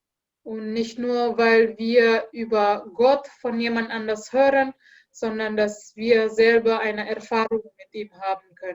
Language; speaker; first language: German; non-native, learner; Indonesian